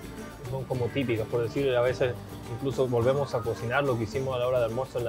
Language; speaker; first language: Spanish; native; Spanish